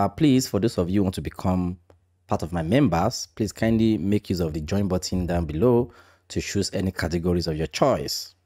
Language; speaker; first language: English; non-native, local second language; Yoruba